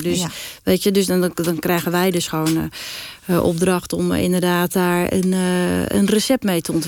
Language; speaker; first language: Dutch; native; Dutch